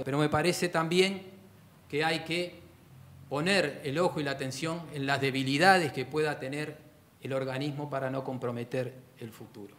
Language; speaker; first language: Spanish; native; Spanish